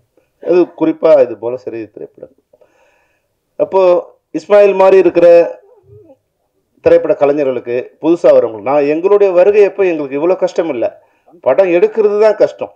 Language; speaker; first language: Tamil; native; Tamil